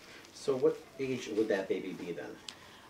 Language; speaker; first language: English; native; English